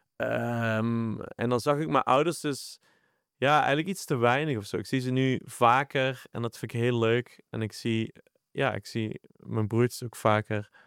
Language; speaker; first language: Dutch; native; Dutch